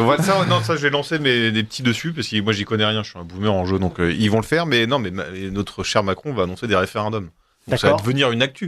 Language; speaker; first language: French; native; French